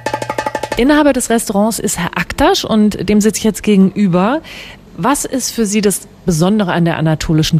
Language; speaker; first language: German; native; German